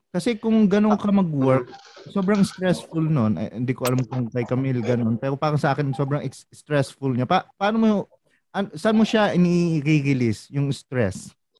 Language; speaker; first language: Filipino; native; Filipino